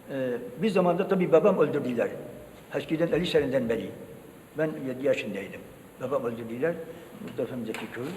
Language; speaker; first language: Turkish; non-native, local second language; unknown